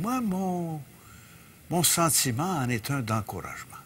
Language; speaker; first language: French; native; French